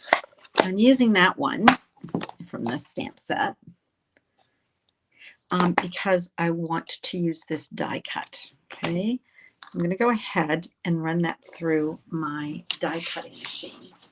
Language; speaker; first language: English; native; English